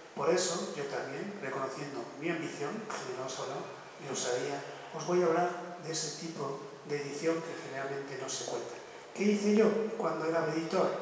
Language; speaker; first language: Spanish; non-native, local second language; Basque